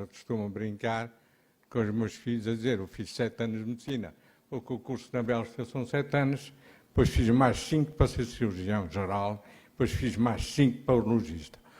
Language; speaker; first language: Portuguese; early bilingual, heritage; Portuguese